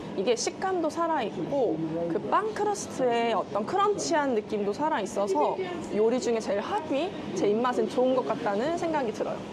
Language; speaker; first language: Korean; native; Korean